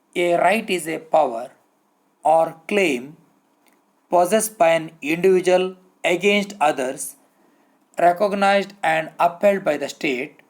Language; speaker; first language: English; non-native, local second language; Kannada